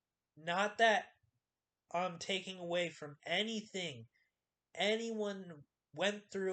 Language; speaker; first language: English; native; English